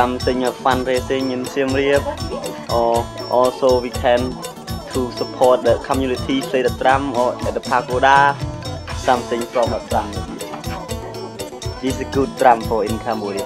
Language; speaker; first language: English; non-native, learner; Khmer